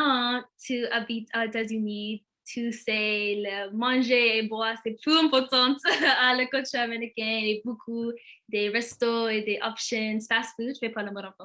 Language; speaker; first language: French; non-native, learner; English